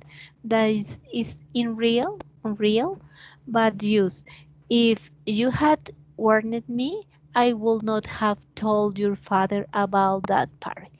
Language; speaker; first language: English; non-native, learner; Spanish